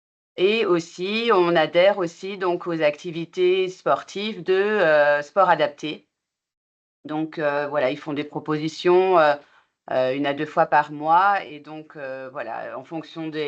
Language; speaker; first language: French; native; French